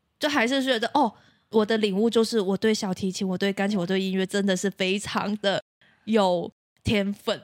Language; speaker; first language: Chinese; non-native, local second language; Cantonese